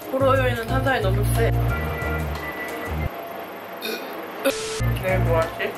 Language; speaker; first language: Korean; native; Korean